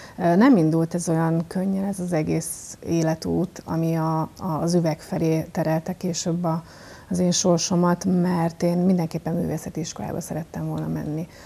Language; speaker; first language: Hungarian; native; Hungarian